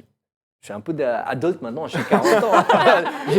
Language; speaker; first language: French; non-native, learner; English